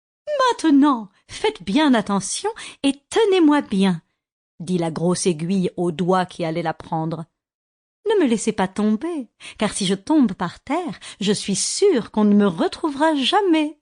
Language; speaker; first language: French; native; French